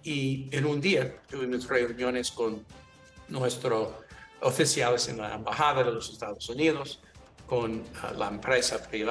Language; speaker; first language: Spanish; non-native, learner; English